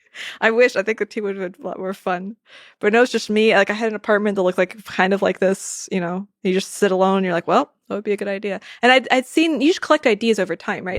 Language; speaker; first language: English; native; English